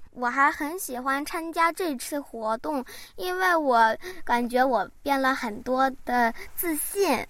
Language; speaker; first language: Chinese; early bilingual, heritage; Chinese